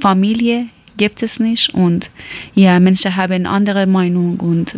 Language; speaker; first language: German; non-native, learner; Persian